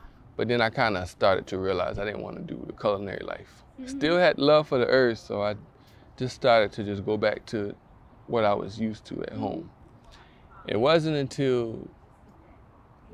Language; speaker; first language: English; native; English